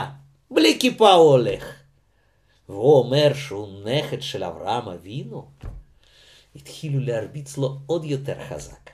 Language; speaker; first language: Hebrew; non-native, fluent; Russian